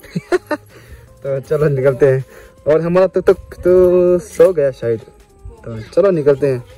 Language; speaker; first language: Hindi; non-native, local second language; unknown